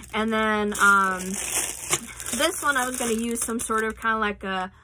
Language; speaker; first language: English; native; English